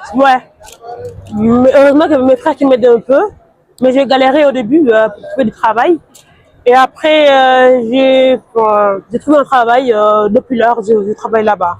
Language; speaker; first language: French; non-native, local second language; Wolof